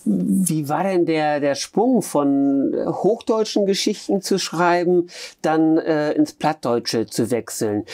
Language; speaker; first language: German; native; German